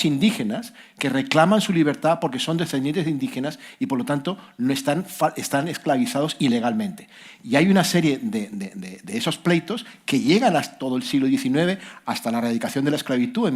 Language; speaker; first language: Spanish; native; Spanish